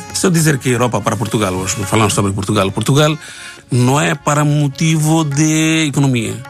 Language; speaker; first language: Portuguese; non-native, learner; Bangla